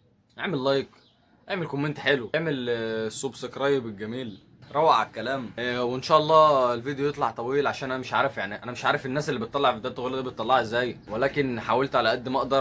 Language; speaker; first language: Arabic; native; Arabic